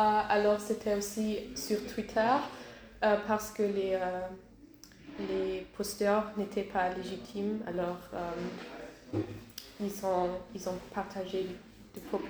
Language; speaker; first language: French; non-native, learner; German